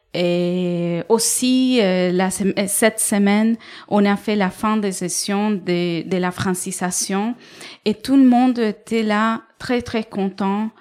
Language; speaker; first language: French; non-native, fluent; Spanish